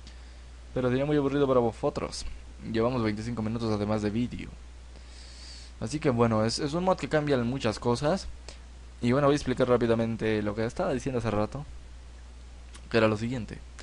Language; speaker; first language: Spanish; native; Spanish